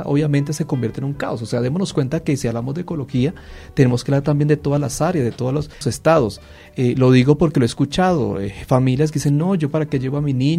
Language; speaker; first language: Spanish; native; Spanish